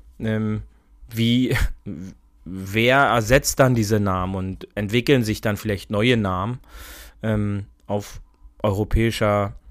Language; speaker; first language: German; native; German